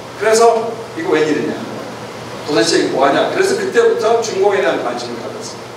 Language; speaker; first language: Korean; native; Korean